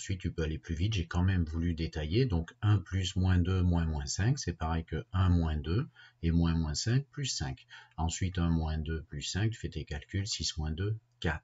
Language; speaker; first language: French; native; French